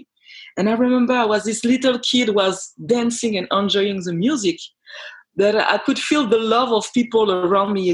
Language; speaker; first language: English; non-native, fluent; French